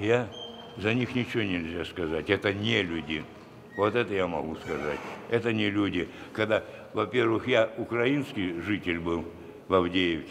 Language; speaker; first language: Russian; native; Russian